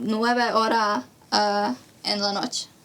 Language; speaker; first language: Spanish; non-native, learner; Croatian